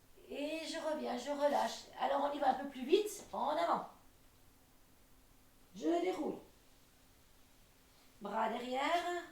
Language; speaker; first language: French; native; French